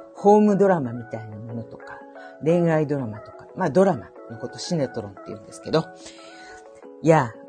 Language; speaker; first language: Japanese; native; Japanese